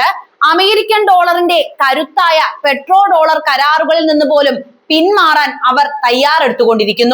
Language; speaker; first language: Malayalam; native; Malayalam